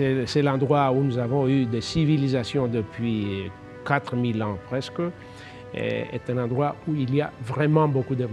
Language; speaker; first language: French; non-native, fluent; Greek